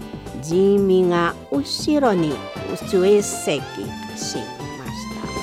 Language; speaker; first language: Japanese; non-native, fluent; Indonesian